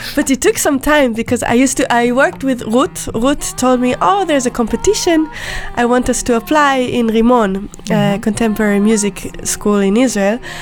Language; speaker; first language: English; non-native, fluent; Hebrew